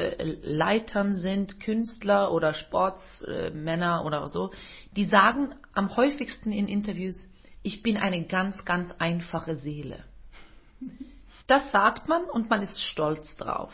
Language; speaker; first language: German; non-native, fluent; Norwegian